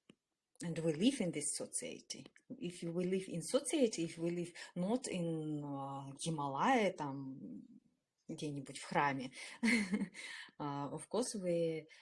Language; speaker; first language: English; non-native, learner; Russian